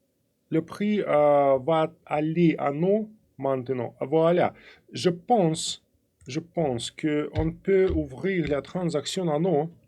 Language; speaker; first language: French; non-native, fluent; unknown